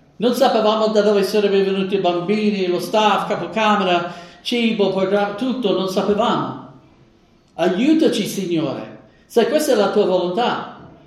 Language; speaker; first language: Italian; non-native, fluent; English